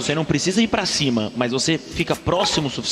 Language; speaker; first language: Portuguese; native; Portuguese